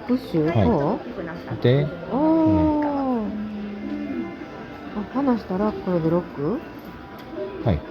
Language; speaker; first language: Japanese; native; Japanese